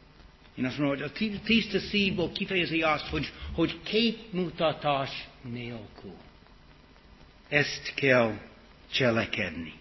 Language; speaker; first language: Hungarian; non-native, fluent; English